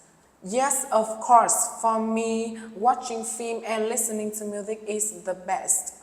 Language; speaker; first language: English; non-native, learner; Vietnamese